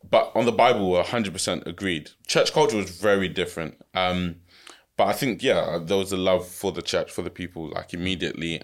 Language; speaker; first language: English; early bilingual, other home language; Yoruba